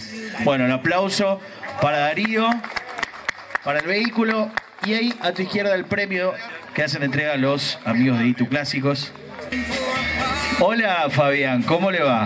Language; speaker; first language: Spanish; native; Spanish